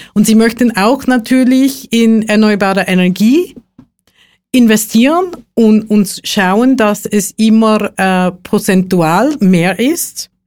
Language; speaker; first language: German; non-native, fluent; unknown